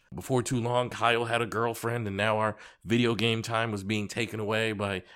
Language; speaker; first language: English; native; English